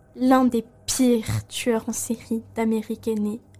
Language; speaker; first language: French; native; French